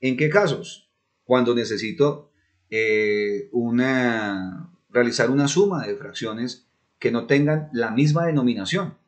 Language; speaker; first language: Spanish; native; Spanish